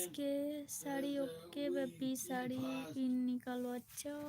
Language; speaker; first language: Hindi; non-native, local second language; Bangla